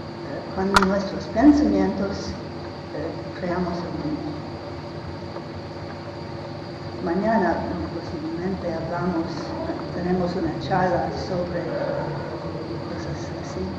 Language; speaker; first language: Spanish; non-native, learner; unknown